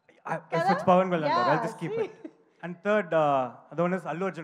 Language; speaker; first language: Telugu; non-native, learner; Tamil